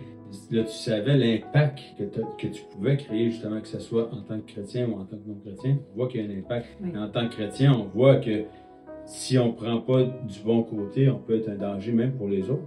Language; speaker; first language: French; native; French